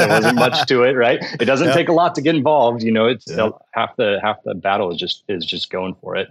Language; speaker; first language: English; native; English